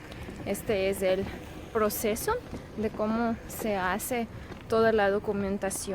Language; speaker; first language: Spanish; non-native, fluent; Russian